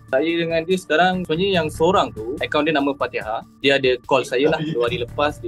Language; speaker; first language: Malay; native; Malay